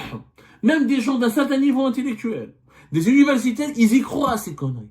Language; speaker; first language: French; non-native, local second language; Arabic